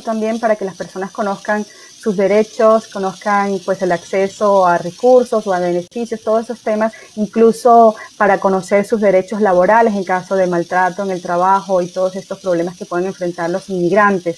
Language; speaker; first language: Spanish; native; Spanish